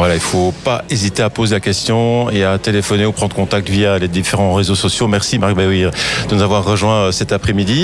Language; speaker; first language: French; native; French